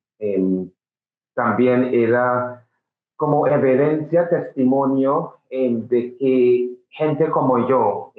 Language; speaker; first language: Spanish; non-native, fluent; English